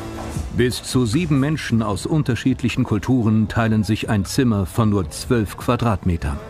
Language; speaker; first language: German; native; German